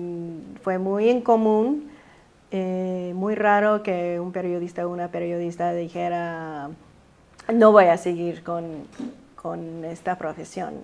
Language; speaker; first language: Spanish; early bilingual, heritage; Spanish